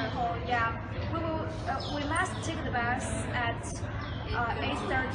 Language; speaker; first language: English; non-native, learner; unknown